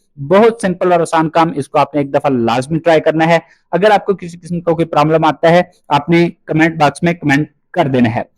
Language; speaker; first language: Urdu; non-native, local second language; Punjabi